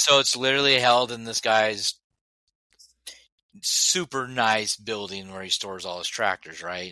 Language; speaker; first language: English; native; English